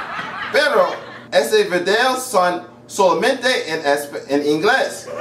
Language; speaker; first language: Spanish; non-native, learner; English